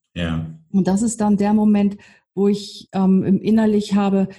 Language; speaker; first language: German; native; German